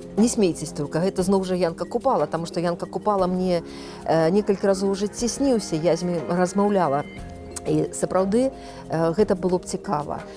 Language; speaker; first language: Belarusian; native; Belarusian